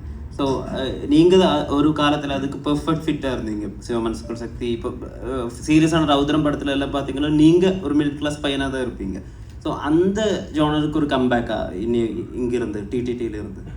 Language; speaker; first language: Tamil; non-native, local second language; Malayalam